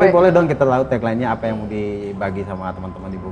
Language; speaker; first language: Indonesian; native; Indonesian